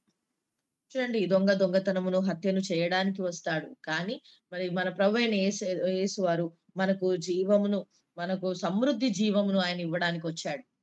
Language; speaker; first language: Telugu; native; Telugu